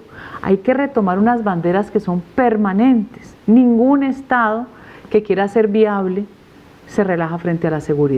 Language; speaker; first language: Spanish; native; Spanish